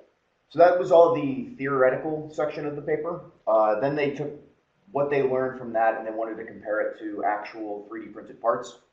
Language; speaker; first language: English; native; English